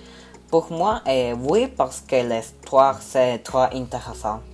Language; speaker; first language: French; non-native, learner; Spanish